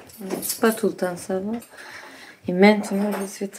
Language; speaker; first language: French; non-native, learner; Turkish